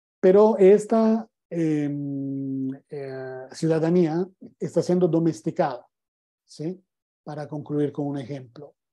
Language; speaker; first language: Spanish; non-native, fluent; Italian